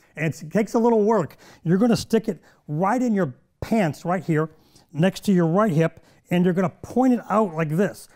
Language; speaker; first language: English; native; English